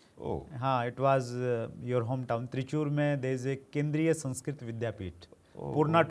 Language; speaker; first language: Hindi; native; Hindi